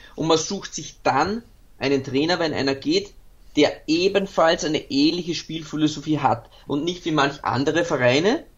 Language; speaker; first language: German; native; German